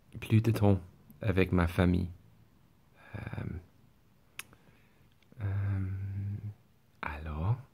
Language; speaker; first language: French; non-native, learner; English